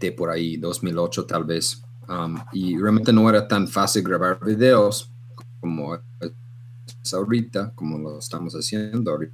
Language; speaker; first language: Spanish; non-native, fluent; English